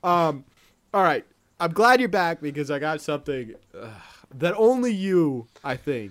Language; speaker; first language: English; native; English